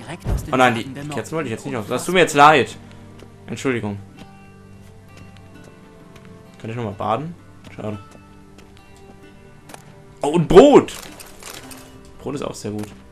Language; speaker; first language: German; native; German